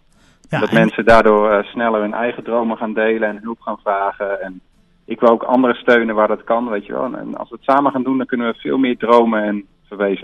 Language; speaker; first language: Dutch; native; Dutch